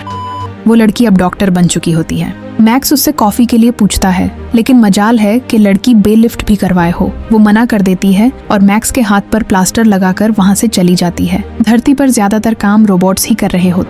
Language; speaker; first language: Hindi; native; Hindi